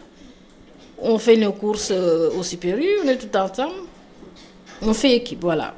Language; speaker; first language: French; non-native, local second language; Wolof